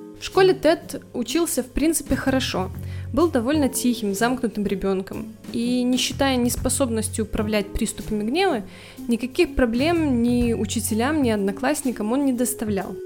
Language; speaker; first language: Russian; native; Russian